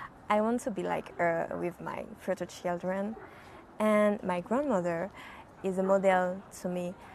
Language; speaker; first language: English; non-native, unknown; French